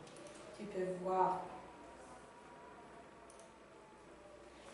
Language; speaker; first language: French; non-native, learner; Spanish